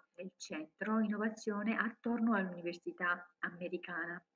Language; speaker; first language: Italian; non-native, learner; Georgian